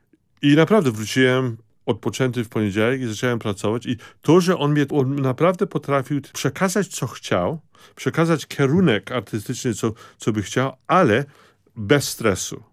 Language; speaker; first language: Polish; early bilingual, heritage; Polish